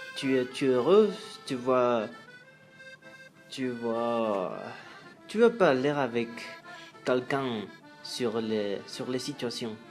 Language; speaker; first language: French; non-native, learner; Spanish